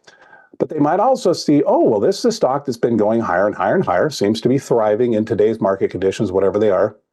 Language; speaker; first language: English; native; English